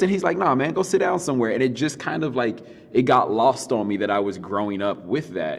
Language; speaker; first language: English; native; English